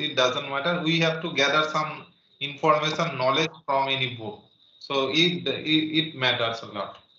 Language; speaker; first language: English; non-native, learner; Bangla